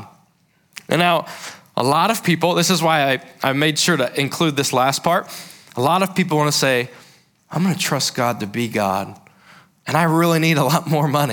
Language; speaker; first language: English; native; English